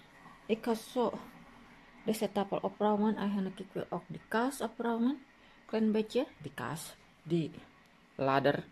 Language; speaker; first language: Dutch; non-native, learner; Indonesian